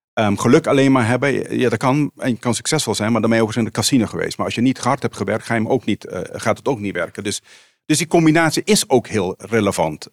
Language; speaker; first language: Dutch; non-native, local second language; Papiamento